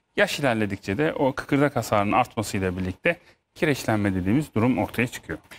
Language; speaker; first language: Turkish; native; Turkish